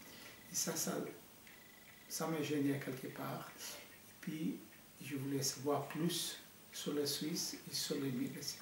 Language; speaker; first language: French; non-native, fluent; Portuguese